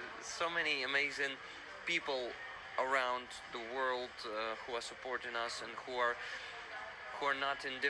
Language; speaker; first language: English; non-native, fluent; Ukrainian